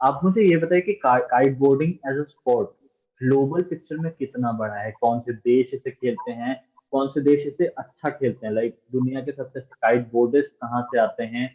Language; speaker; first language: Hindi; native; Hindi